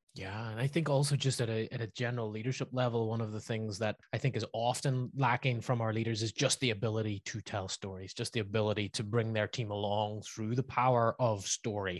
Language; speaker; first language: English; native; English